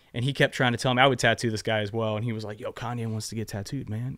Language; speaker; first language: English; native; English